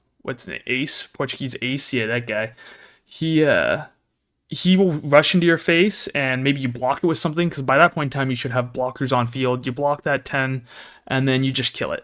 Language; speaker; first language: English; native; English